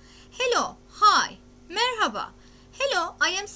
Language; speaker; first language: English; non-native, fluent; Turkish